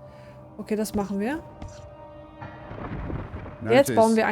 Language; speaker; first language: German; native; German